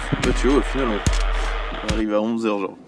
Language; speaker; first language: French; native; French